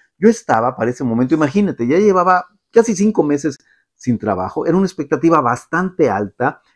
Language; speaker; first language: Spanish; native; Spanish